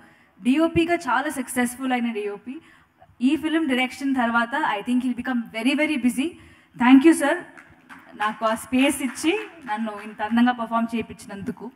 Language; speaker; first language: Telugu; non-native, fluent; Tamil